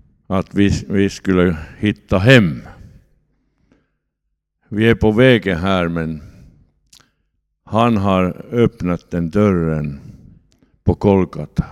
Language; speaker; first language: Swedish; non-native, fluent; Finnish